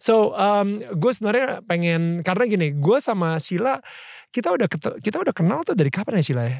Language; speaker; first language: Indonesian; native; Indonesian